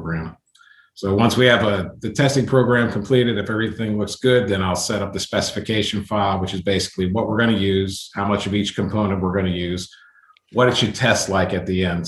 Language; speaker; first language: English; native; English